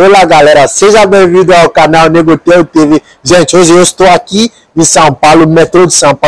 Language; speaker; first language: Portuguese; non-native, learner; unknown